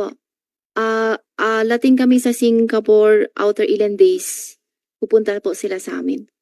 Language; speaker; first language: Filipino; non-native, learner; Chinese